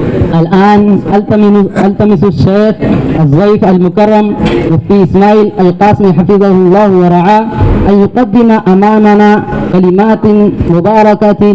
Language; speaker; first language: Arabic; non-native, learner; Urdu